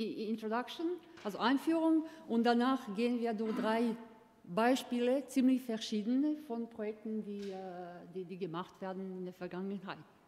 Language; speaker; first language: German; non-native, fluent; Croatian